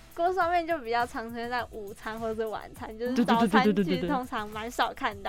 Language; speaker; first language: Chinese; native; Chinese